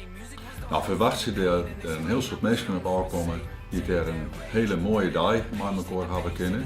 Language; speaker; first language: Dutch; non-native, local second language; Western Frisian